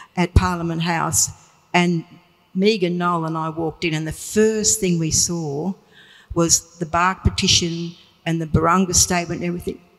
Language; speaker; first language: English; native; English